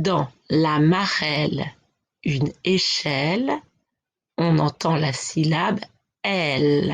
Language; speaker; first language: French; native; French